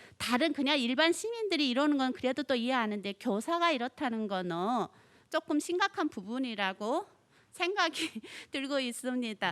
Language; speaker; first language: Korean; non-native, fluent; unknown